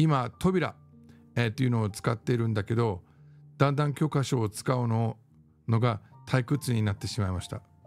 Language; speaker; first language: Japanese; non-native, fluent; English